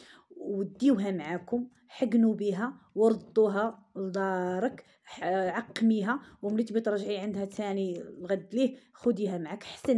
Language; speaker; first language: Arabic; native; Arabic